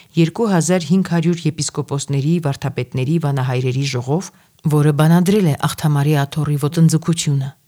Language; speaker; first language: Armenian; native; Armenian